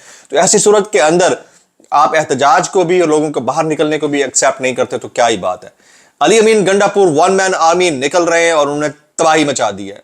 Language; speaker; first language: Urdu; native; Urdu